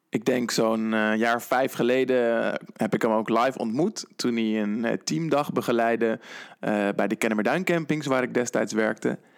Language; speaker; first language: Dutch; native; Dutch